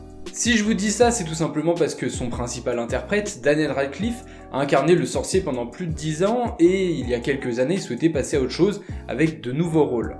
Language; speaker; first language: French; native; French